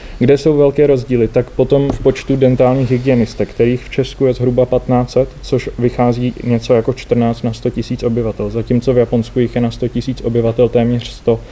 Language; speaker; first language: Czech; native; Czech